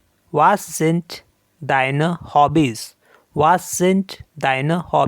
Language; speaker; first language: German; non-native, learner; Hindi